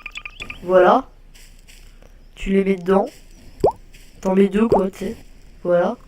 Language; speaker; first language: French; native; French